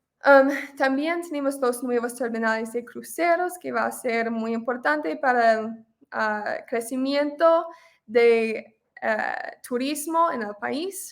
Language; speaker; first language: Spanish; non-native, fluent; English